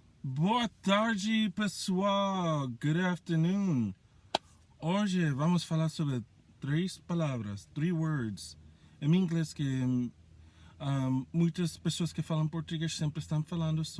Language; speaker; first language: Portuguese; non-native, fluent; English